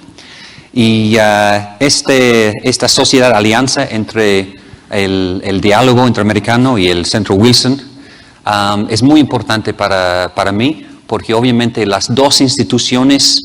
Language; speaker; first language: Spanish; non-native, fluent; English